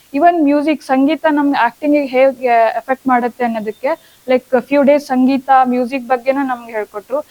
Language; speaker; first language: Kannada; native; Kannada